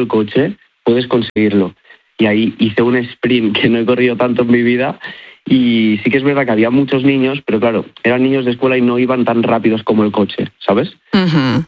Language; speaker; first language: Spanish; native; Spanish